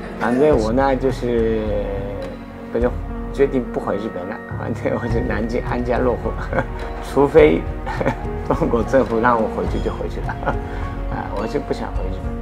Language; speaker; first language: Chinese; non-native, fluent; Japanese